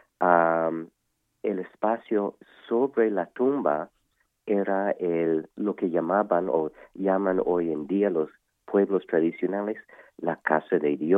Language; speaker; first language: Spanish; non-native, fluent; English